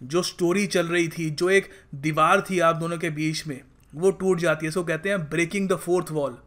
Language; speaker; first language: Hindi; native; Hindi